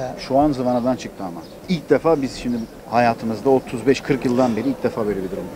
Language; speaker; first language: Turkish; native; Turkish